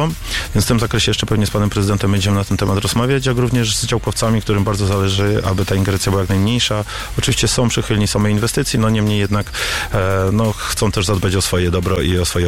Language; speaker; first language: Polish; native; Polish